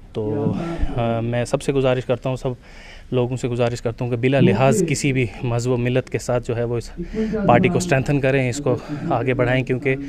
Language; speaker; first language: Hindi; native; Hindi